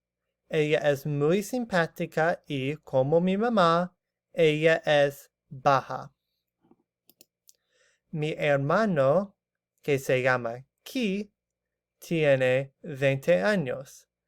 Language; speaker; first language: Spanish; non-native, learner; English